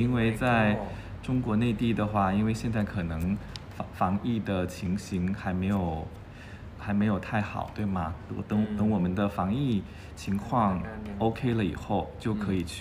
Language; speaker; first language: Chinese; non-native, fluent; Thai